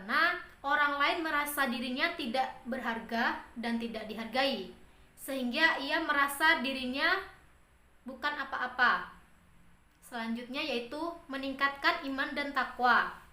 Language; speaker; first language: Indonesian; native; Indonesian